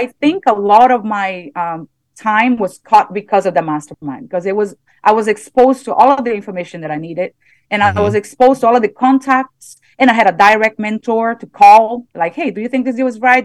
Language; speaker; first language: English; non-native, fluent; Portuguese